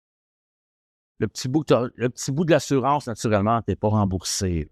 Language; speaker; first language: French; native; French